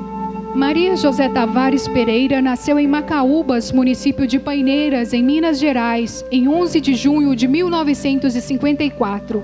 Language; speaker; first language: Portuguese; native; Portuguese